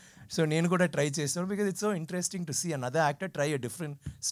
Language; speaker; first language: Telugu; non-native, learner; Tamil